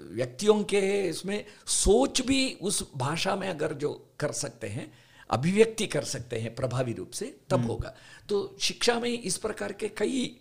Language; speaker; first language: Hindi; non-native, local second language; Kannada